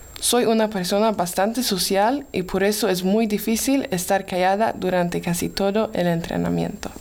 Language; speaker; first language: Spanish; non-native, learner; Swedish